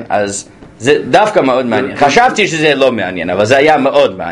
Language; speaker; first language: Hebrew; non-native, fluent; English